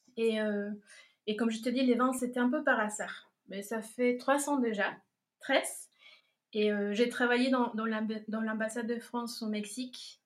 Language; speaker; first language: French; non-native, fluent; Spanish